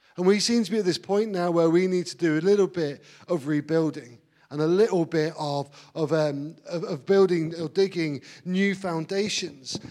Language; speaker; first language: English; native; English